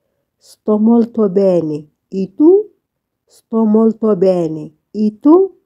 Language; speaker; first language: Italian; non-native, fluent; Arabic